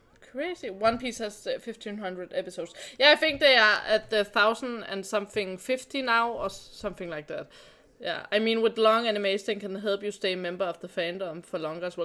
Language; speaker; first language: English; non-native, fluent; Danish